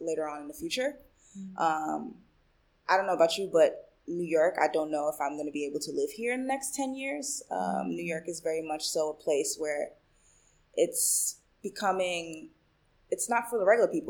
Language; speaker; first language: English; early bilingual, other home language; Spanish